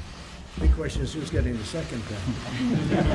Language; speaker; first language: English; native; English